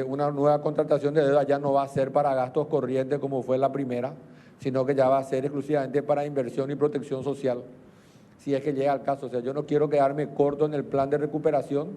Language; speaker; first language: Spanish; native; Spanish